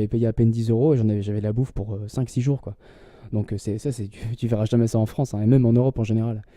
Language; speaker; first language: French; native; French